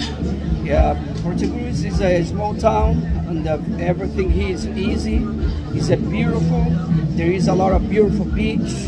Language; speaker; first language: English; non-native, learner; Portuguese